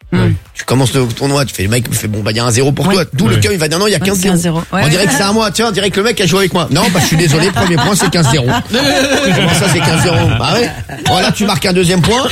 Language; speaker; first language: French; native; French